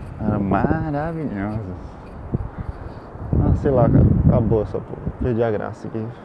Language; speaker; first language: Portuguese; native; Portuguese